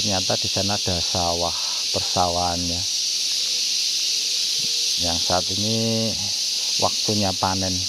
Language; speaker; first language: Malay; non-native, local second language; Javanese